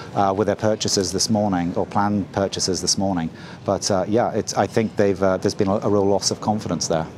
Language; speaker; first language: English; native; English